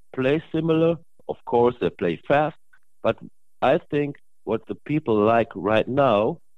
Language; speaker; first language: English; non-native, learner; German